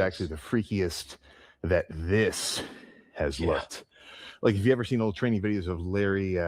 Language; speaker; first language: English; native; English